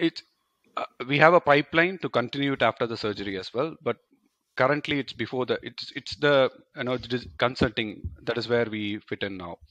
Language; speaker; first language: English; non-native, local second language; Tamil